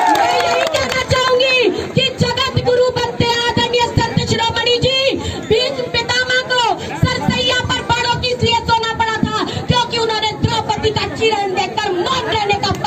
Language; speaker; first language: Hindi; native; Hindi